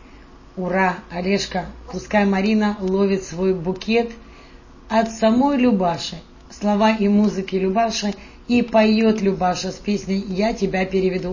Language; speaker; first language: Russian; native; Russian